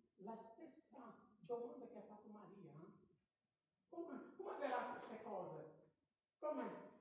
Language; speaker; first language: Italian; non-native, fluent; Portuguese